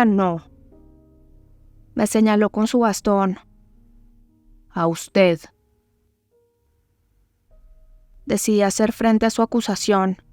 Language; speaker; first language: Spanish; native; Spanish